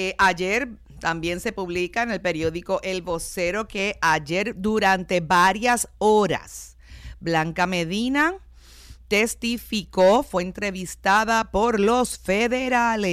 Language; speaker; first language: Spanish; native; Spanish